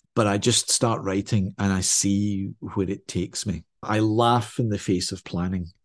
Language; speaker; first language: English; native; English